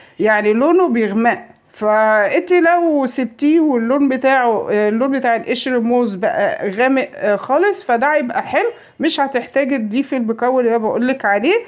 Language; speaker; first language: Arabic; native; Arabic